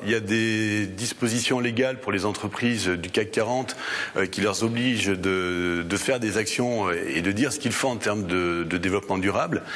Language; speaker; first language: French; native; French